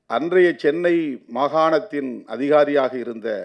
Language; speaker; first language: Tamil; native; Tamil